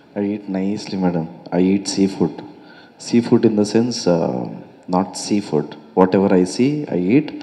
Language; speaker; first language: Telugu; non-native, learner; Kannada